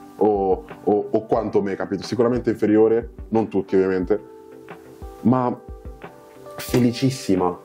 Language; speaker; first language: Italian; early bilingual, other home language; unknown